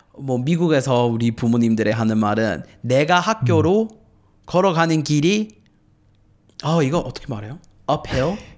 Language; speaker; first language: Korean; non-native, fluent; English